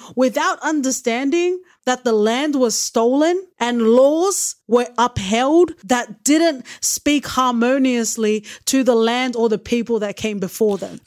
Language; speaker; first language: English; native; English